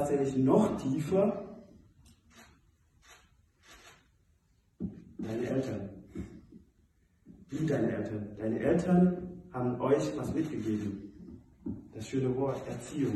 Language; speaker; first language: German; non-native, fluent; Indonesian